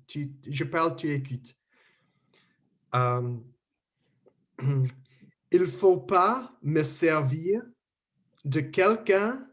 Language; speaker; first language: French; non-native, learner; English